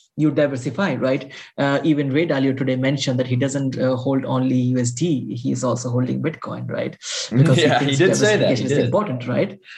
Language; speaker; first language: English; non-native, local second language; Bangla